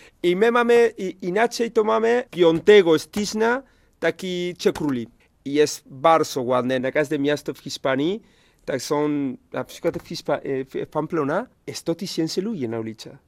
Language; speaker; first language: Polish; non-native, learner; Spanish